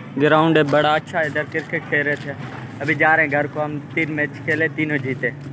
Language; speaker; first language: Urdu; non-native, local second language; Punjabi